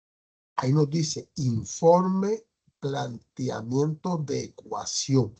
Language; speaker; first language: Spanish; native; Spanish